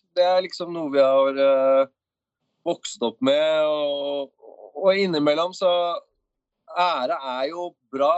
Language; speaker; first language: Norwegian; native; Norwegian